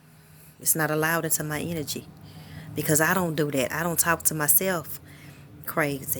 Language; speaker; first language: English; native; English